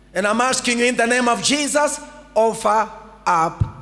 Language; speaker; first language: English; non-native, local second language; Swahili